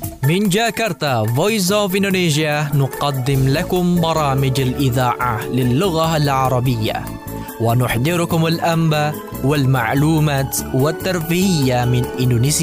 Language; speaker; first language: Arabic; non-native, fluent; Indonesian